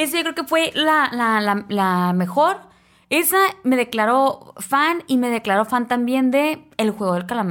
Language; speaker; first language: Spanish; native; Spanish